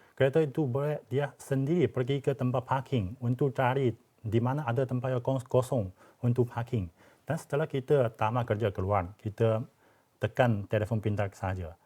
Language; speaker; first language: Malay; non-native, fluent; Chinese